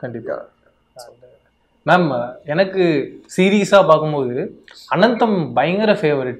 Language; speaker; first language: Tamil; native; Tamil